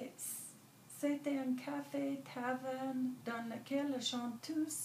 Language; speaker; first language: French; non-native, learner; English